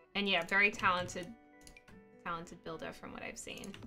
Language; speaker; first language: English; native; English